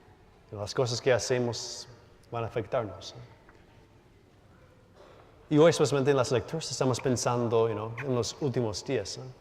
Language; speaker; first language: Spanish; non-native, learner; English